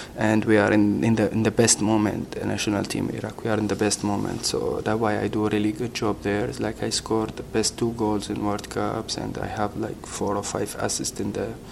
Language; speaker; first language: English; non-native, learner; Arabic